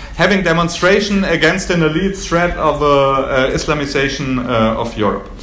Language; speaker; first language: English; non-native, fluent; German